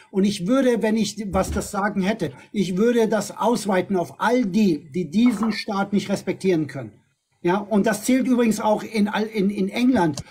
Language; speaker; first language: German; non-native, fluent; Kurdish